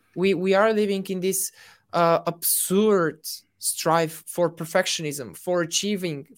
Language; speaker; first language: English; non-native, fluent; Bulgarian